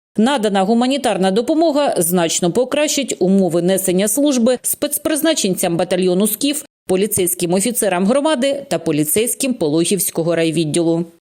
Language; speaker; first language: Ukrainian; native; Ukrainian